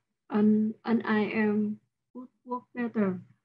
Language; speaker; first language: English; non-native, learner; Vietnamese